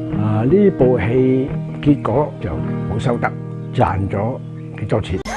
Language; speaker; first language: Cantonese; native; Cantonese